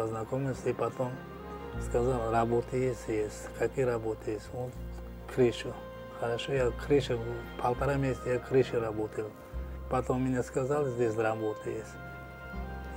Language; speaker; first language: Russian; non-native, learner; Uzbek